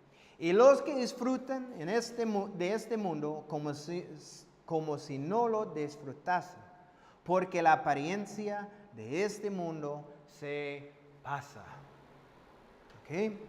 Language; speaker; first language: Spanish; non-native, fluent; English